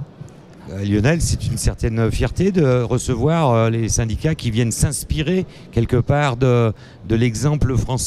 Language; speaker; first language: French; native; French